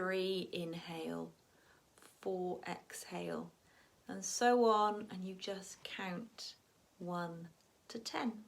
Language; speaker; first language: English; native; English